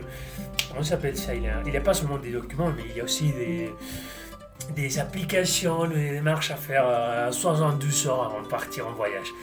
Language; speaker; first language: French; non-native, fluent; Spanish